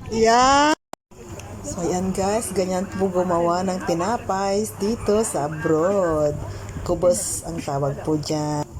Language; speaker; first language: Filipino; native; Filipino